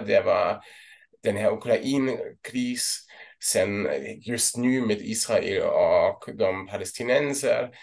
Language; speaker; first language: Swedish; non-native, fluent; German